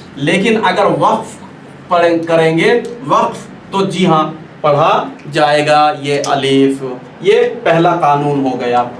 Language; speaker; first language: Urdu; native; Urdu